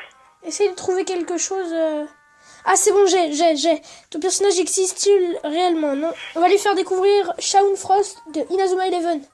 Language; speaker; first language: French; native; French